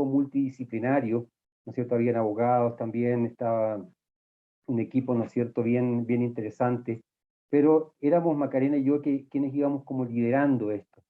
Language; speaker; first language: Spanish; native; Spanish